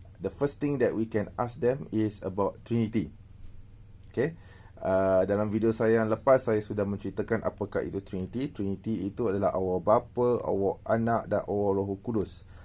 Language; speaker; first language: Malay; native; Malay